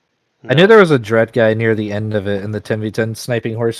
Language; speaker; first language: English; native; English